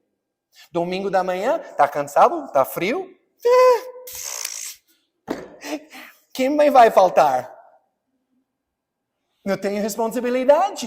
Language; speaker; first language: Portuguese; non-native, fluent; English